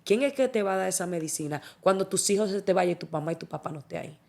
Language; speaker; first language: Spanish; early bilingual, heritage; Spanish